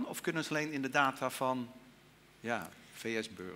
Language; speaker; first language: Dutch; native; Dutch